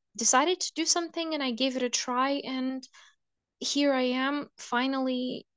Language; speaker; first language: English; non-native, fluent; Russian